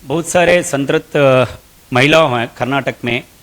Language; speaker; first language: Hindi; non-native, local second language; Kannada